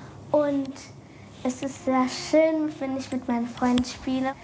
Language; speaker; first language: German; early bilingual, other home language; Kurdish